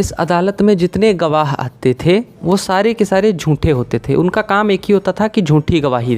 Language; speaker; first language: Hindi; native; Hindi